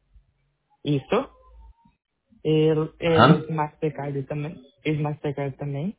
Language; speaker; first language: Spanish; non-native, learner; Portuguese